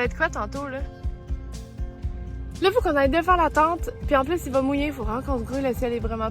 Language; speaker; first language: French; native; French